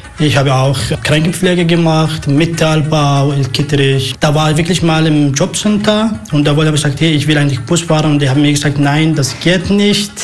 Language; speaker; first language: German; non-native, learner; Arabic